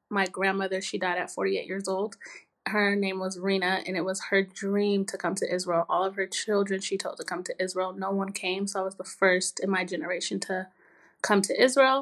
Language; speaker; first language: English; native; English